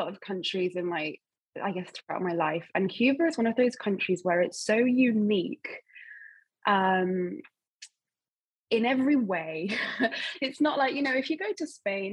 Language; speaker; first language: English; native; English